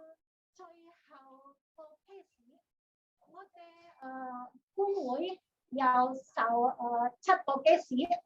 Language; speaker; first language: Cantonese; non-native, learner; Indonesian